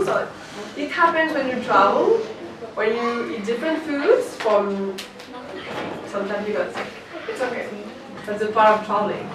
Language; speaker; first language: English; non-native, fluent; French